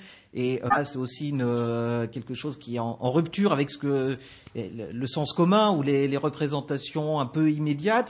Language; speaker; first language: French; native; French